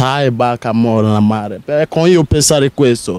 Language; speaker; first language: Italian; non-native, learner; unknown